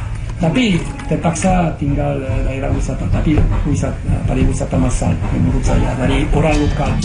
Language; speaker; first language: Indonesian; non-native, fluent; French